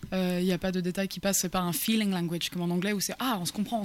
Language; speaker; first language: French; early bilingual, other home language; English